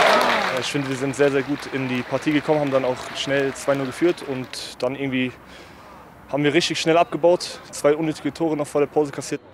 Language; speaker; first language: German; native; German